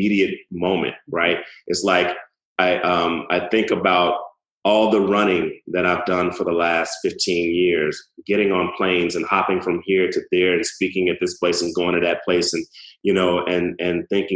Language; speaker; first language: English; native; English